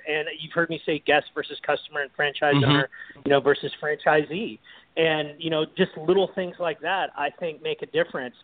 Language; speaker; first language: English; native; English